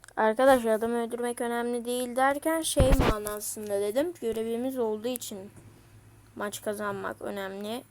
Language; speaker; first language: Turkish; native; Turkish